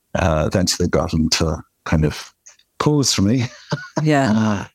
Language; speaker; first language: English; native; English